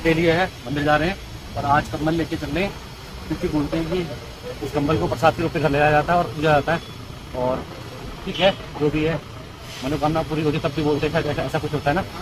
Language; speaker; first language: Hindi; native; Hindi